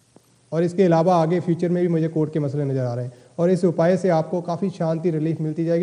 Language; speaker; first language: Hindi; native; Hindi